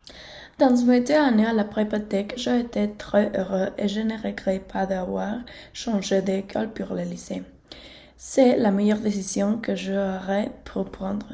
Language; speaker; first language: French; non-native, learner; Spanish